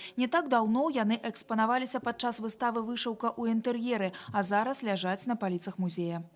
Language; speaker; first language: Belarusian; native; Belarusian